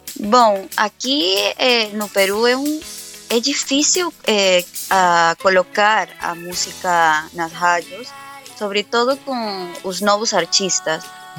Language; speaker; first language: Portuguese; non-native, fluent; Spanish